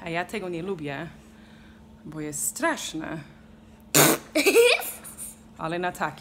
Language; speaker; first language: Polish; early bilingual, heritage; Polish